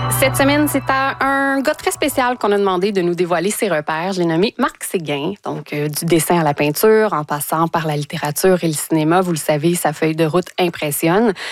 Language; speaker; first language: French; native; French